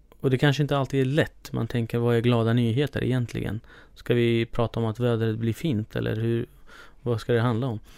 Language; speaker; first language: Swedish; early bilingual, other home language; Kurdish